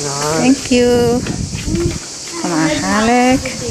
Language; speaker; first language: English; non-native, learner; Indonesian